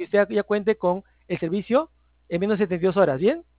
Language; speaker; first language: Spanish; native; Spanish